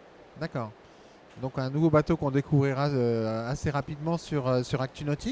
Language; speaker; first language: French; native; French